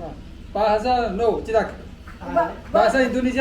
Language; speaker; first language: Indonesian; non-native, learner; French